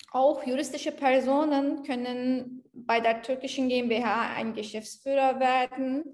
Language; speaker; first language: German; non-native, fluent; Turkish